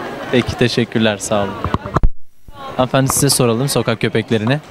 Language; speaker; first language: Turkish; native; Turkish